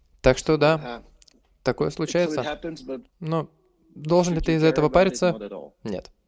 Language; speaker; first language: Russian; non-native, fluent; English